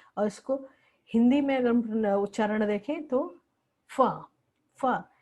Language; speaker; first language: Hindi; native; Hindi